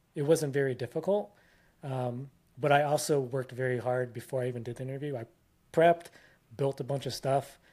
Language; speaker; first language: English; early bilingual, other home language; Filipino